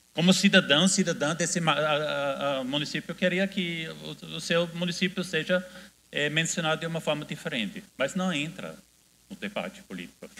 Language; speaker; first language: Portuguese; non-native, fluent; German